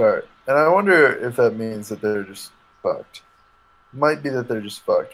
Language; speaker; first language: English; native; English